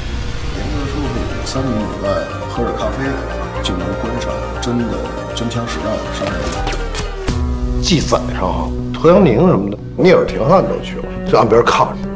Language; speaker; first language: Chinese; native; Chinese